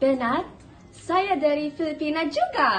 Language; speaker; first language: Indonesian; non-native, learner; English